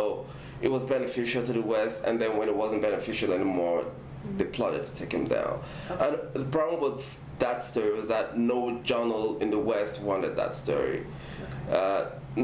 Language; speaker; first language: English; non-native, local second language; Igbo